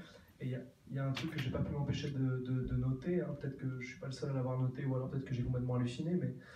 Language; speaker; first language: French; native; French